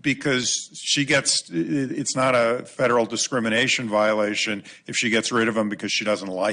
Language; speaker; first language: English; native; English